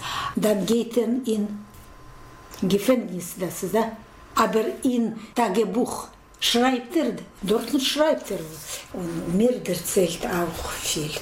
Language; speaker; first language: German; non-native, learner; Russian